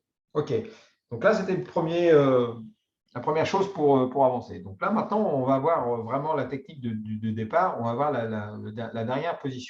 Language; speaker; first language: French; native; French